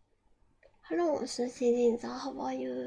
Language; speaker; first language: English; non-native, learner; Japanese